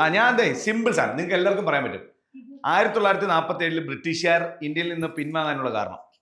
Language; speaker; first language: Malayalam; native; Malayalam